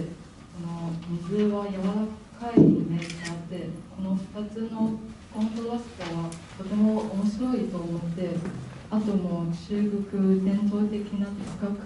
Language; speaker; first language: Japanese; non-native, fluent; Chinese